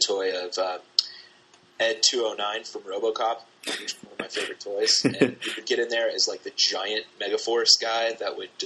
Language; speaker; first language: English; native; English